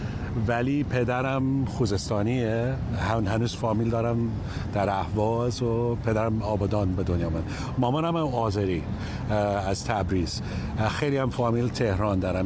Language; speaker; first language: Persian; early bilingual, heritage; English